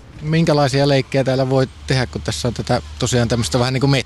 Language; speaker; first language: Finnish; native; Finnish